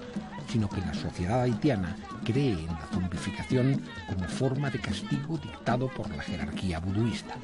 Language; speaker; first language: Spanish; native; Spanish